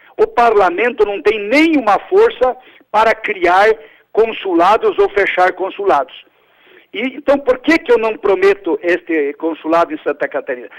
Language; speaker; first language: Portuguese; early bilingual, other home language; Italian